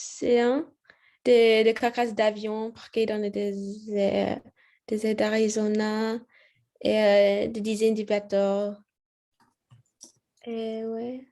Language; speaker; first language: French; non-native, learner; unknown